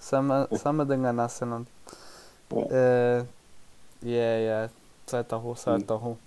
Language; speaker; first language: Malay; non-native, learner; English